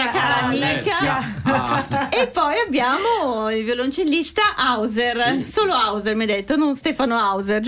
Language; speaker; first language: Italian; native; Italian